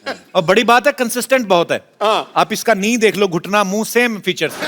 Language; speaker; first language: Hindi; native; Hindi